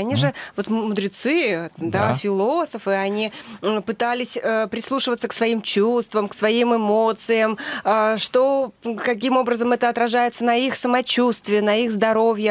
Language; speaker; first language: Russian; native; Russian